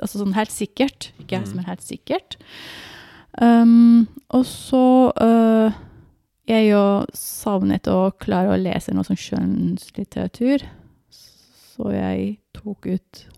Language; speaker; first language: Norwegian; non-native, fluent; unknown